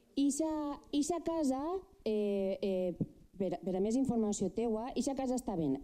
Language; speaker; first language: Catalan; native; Catalan